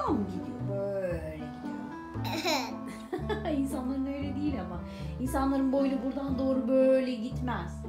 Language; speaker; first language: Turkish; native; Turkish